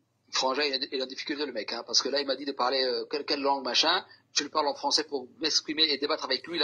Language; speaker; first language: French; non-native, local second language; Somali